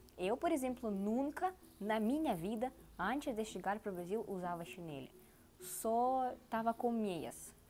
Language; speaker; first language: Portuguese; non-native, learner; Russian